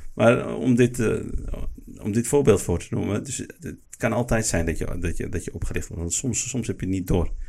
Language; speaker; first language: Dutch; early bilingual, other home language; Arabic